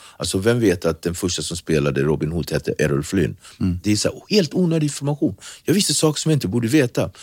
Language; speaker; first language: Swedish; early bilingual, other home language; Kabuverdianu